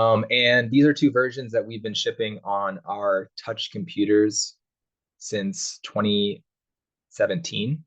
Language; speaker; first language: English; native; English